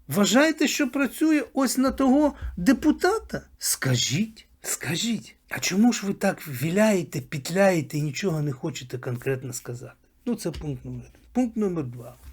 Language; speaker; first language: Ukrainian; native; Ukrainian